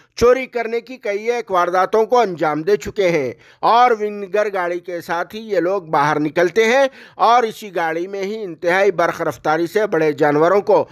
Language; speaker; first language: Hindi; non-native, local second language; Urdu